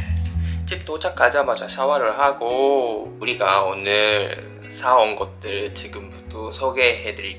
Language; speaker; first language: Korean; non-native, fluent; Japanese